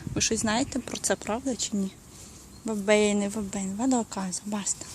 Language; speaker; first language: Ukrainian; non-native, local second language; Russian